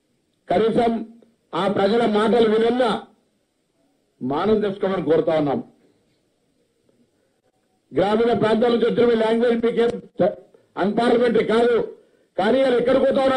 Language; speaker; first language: Telugu; native; Telugu